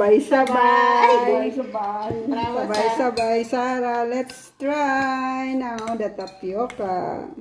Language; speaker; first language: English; non-native, local second language; Filipino